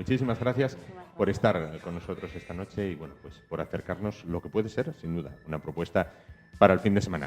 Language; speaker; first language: Spanish; native; Spanish